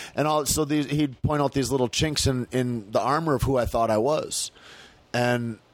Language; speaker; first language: English; native; English